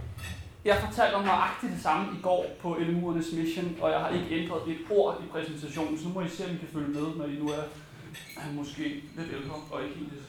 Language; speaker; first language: Danish; native; Danish